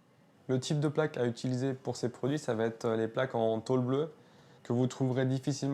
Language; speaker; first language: French; native; French